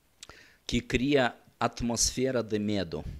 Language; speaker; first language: Portuguese; non-native, learner; Russian